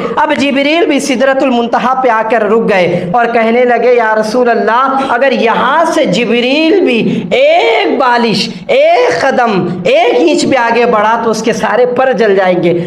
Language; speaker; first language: Urdu; native; Urdu